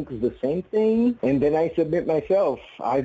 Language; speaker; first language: English; non-native, fluent; Portuguese